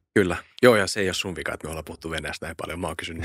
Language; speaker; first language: Finnish; native; Finnish